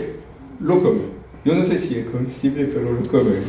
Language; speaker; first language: Spanish; non-native, fluent; French